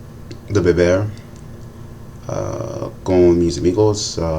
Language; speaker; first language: Spanish; non-native, learner; English